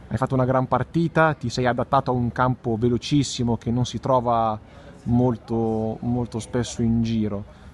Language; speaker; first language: Italian; native; Italian